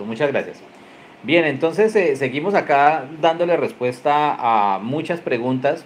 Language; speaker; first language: Spanish; native; Spanish